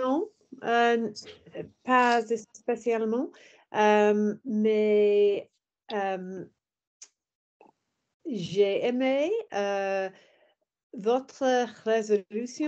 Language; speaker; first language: French; non-native, learner; English